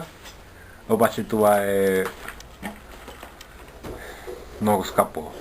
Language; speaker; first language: Bulgarian; non-native, learner; Finnish